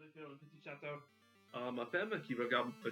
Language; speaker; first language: French; non-native, learner; English